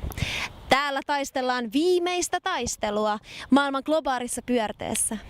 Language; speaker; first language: Finnish; native; Finnish